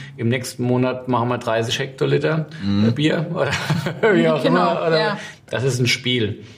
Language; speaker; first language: German; native; German